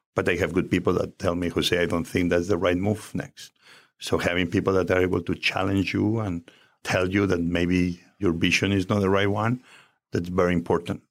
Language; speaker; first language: English; non-native, fluent; Spanish